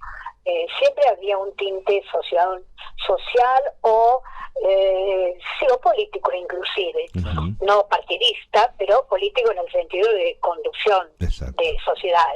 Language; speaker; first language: Spanish; native; Spanish